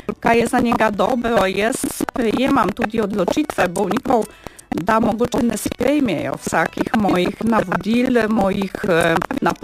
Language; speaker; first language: Slovenian; non-native, fluent; Polish